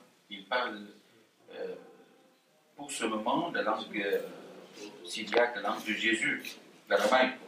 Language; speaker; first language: French; non-native, fluent; Arabic